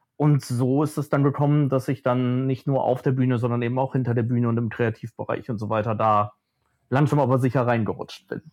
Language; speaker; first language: German; native; German